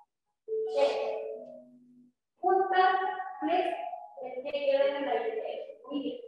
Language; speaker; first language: Spanish; native; Spanish